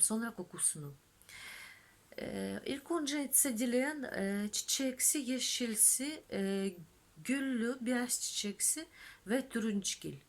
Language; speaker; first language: Turkish; non-native, fluent; Russian